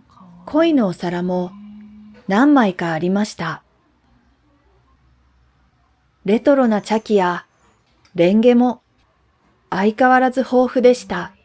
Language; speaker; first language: Japanese; native; Japanese